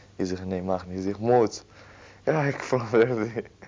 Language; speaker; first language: Dutch; non-native, learner; Arabic